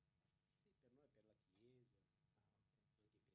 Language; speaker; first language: Italian; non-native, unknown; Portuguese